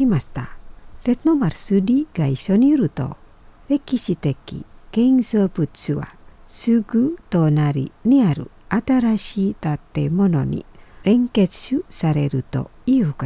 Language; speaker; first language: Japanese; non-native, fluent; Indonesian